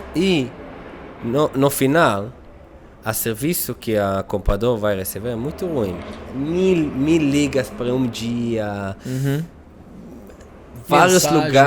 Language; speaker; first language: Portuguese; non-native, learner; Hebrew